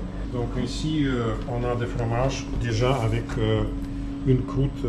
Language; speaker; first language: French; non-native, learner; Russian